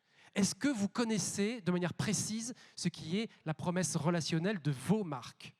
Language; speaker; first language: French; native; French